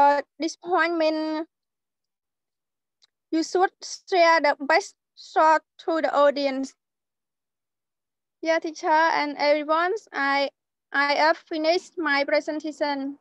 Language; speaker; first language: English; non-native, learner; Khmer